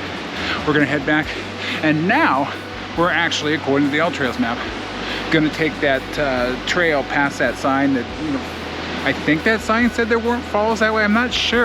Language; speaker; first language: English; native; English